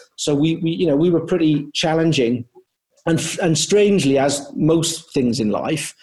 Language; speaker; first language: English; native; English